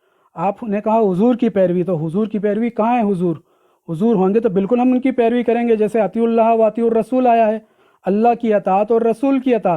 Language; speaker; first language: Urdu; native; Urdu